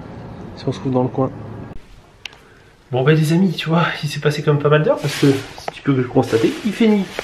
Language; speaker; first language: French; native; French